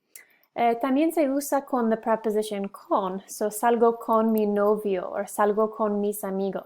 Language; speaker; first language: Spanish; non-native, fluent; English